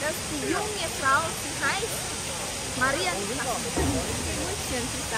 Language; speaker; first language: German; non-native, learner; Thai